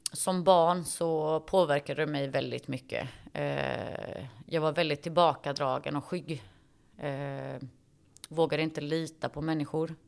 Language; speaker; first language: Swedish; early bilingual, other home language; Bosnian